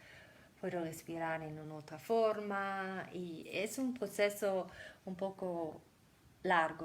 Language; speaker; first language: Spanish; non-native, fluent; German